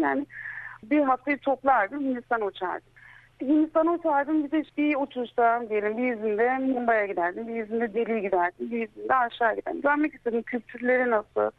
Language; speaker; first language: Turkish; early bilingual, heritage; Turkish